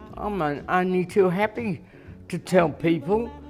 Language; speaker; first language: English; native; English